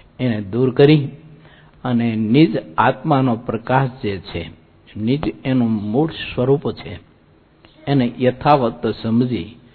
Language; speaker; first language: Gujarati; native; Gujarati